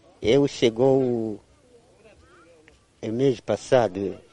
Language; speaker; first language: Portuguese; non-native, local second language; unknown